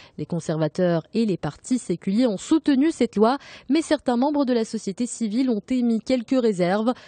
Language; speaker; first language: French; non-native, local second language; Arabic